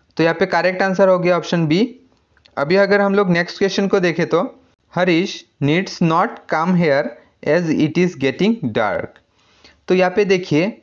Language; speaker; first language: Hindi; non-native, local second language; Assamese